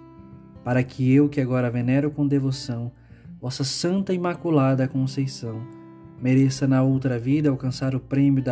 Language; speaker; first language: Portuguese; native; Portuguese